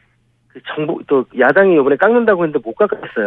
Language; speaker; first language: Korean; native; Korean